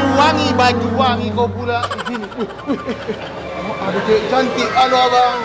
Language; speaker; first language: Indonesian; native; Indonesian